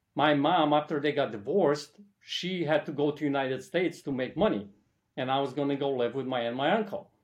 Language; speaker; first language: English; early bilingual, other home language; Polish